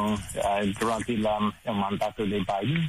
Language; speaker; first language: Spanish; non-native, learner; English